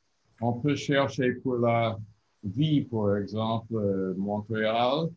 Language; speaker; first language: French; non-native, learner; English